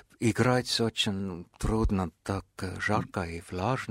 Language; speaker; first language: Russian; non-native, fluent; Estonian